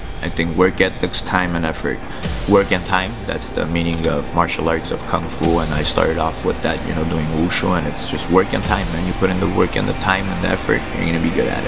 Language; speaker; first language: English; early bilingual, other home language; Armenian